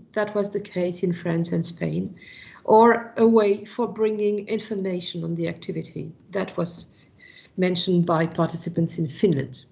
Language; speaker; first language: English; non-native, fluent; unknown